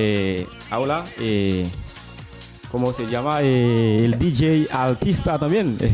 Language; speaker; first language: Spanish; non-native, learner; Haitian Creole